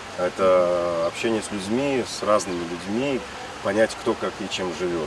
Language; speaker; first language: Russian; native; Russian